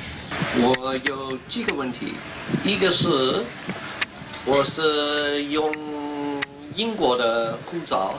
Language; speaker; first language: Chinese; non-native, learner; English